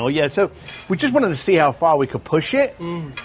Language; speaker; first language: English; native; English